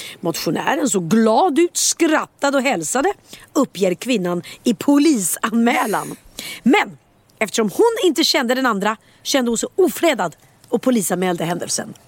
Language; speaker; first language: Swedish; native; Swedish